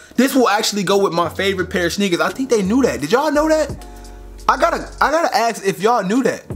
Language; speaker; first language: English; native; English